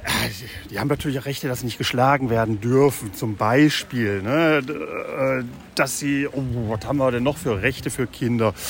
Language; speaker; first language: German; native; German